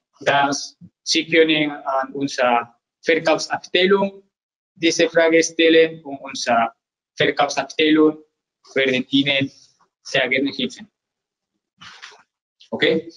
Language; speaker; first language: German; non-native, learner; Spanish